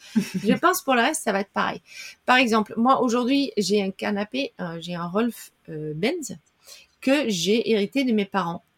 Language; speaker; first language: French; non-native, fluent; Dutch